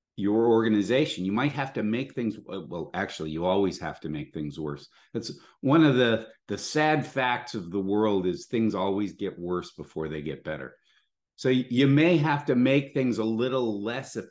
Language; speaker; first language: English; native; English